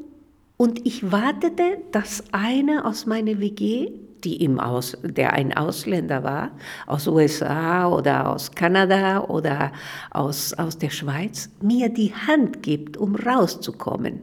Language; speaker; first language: German; non-native, fluent; Spanish